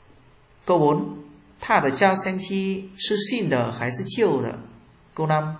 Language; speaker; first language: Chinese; non-native, fluent; Vietnamese